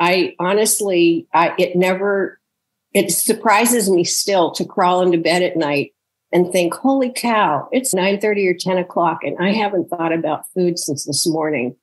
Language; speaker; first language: English; native; English